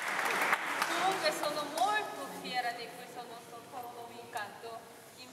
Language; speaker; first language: Italian; non-native, learner; Korean